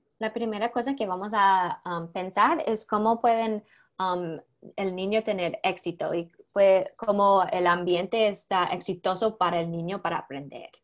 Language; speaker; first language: Spanish; non-native, learner; English